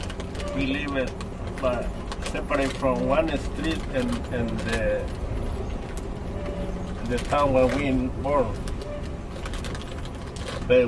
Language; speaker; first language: English; non-native, learner; Spanish